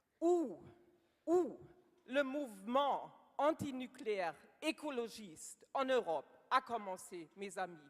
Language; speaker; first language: French; non-native, learner; German